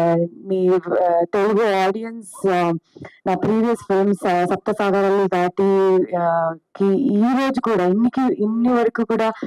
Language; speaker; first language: Telugu; non-native, learner; Kannada